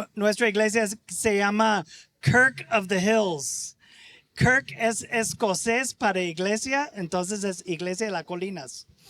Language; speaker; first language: Spanish; non-native, fluent; English